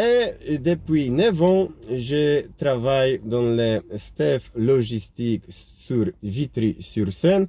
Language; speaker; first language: French; non-native, learner; Polish